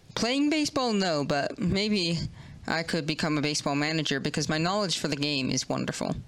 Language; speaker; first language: English; native; English